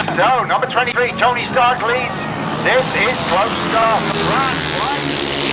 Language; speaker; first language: English; native; English